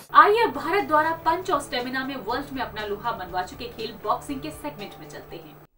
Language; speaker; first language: Hindi; native; Hindi